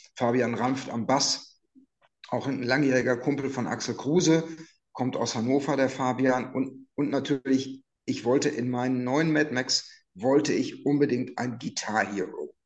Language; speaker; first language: German; native; German